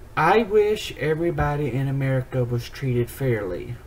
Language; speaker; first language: English; native; English